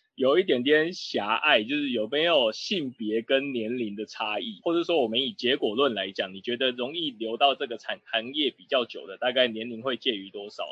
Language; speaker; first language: Chinese; native; Chinese